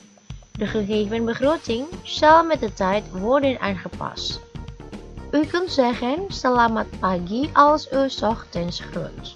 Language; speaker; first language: Dutch; non-native, fluent; Indonesian